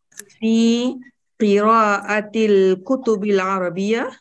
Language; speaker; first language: Arabic; non-native, learner; Malay